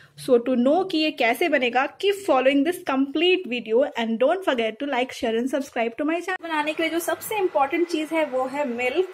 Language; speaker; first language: Hindi; non-native, local second language; Bangla